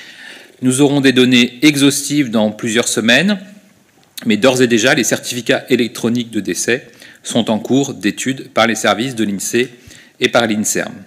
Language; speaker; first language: French; native; French